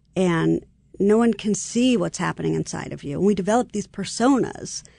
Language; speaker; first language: English; native; English